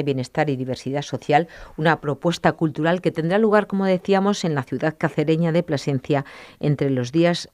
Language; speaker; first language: Spanish; native; Spanish